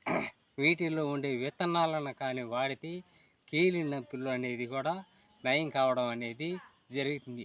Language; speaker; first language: Telugu; native; Telugu